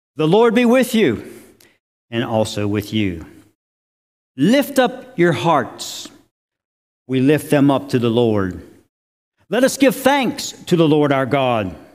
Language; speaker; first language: English; native; English